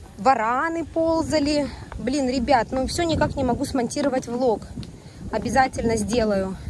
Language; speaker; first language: Russian; native; Russian